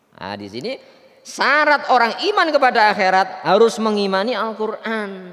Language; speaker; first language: Indonesian; non-native, local second language; Javanese